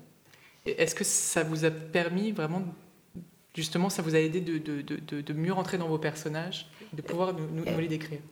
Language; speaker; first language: French; native; French